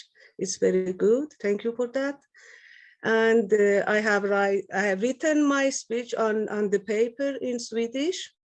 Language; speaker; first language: English; non-native, learner; Persian